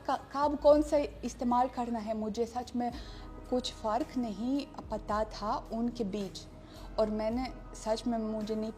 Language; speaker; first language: Hindi; non-native, fluent; Russian